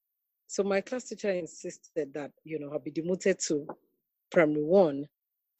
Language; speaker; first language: English; non-native, local second language; Yoruba